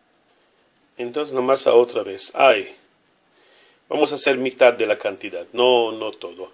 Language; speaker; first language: Spanish; non-native, learner; Hebrew